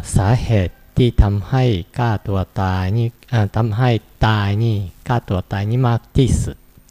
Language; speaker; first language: Thai; non-native, fluent; Japanese